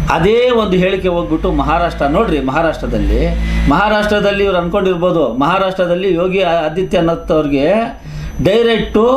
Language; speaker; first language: Kannada; non-native, local second language; Urdu